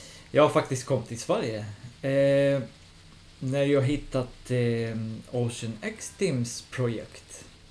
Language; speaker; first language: Swedish; non-native, learner; Hebrew